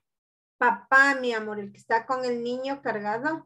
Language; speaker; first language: Spanish; native; Spanish